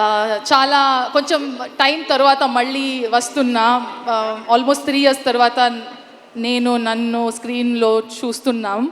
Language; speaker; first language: Telugu; non-native, learner; Kannada